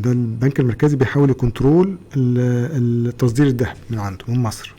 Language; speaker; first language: Arabic; native; Arabic